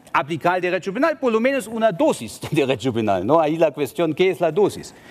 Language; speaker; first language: Spanish; non-native, fluent; German